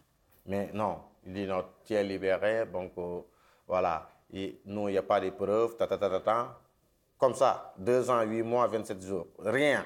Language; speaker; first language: French; non-native, local second language; Wolof